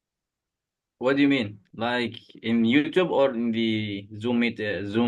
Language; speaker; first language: English; non-native, fluent; Arabic